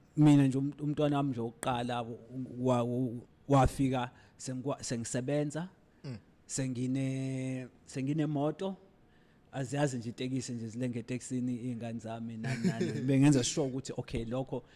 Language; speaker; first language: Zulu; native; Zulu